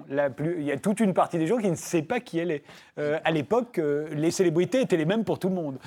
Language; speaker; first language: French; native; French